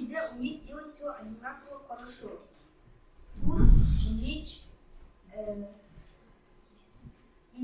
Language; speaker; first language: Russian; non-native, local second language; Kazakh